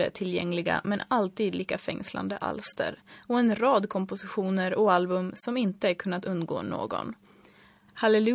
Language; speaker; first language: Swedish; native; Swedish